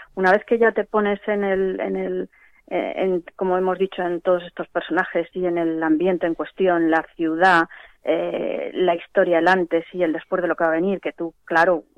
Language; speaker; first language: Spanish; native; Spanish